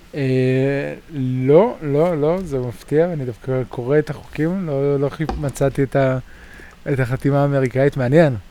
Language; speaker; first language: Hebrew; native; Hebrew